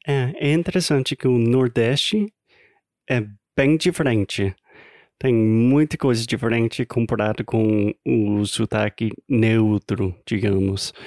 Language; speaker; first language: Portuguese; non-native, fluent; English